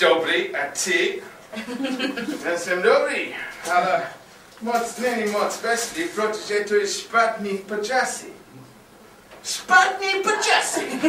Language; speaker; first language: Czech; non-native, learner; English